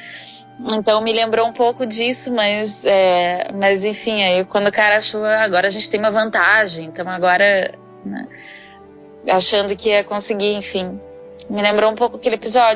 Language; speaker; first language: Portuguese; native; Portuguese